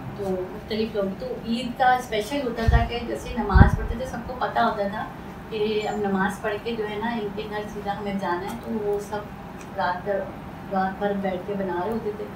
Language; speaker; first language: Urdu; native; Urdu